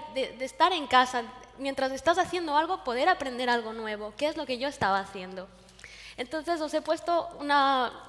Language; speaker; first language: Spanish; native; Spanish